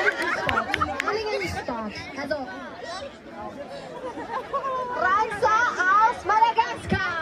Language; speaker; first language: German; non-native, learner; Filipino